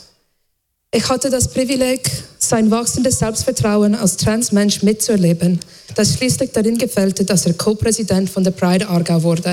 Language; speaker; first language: German; non-native, fluent; English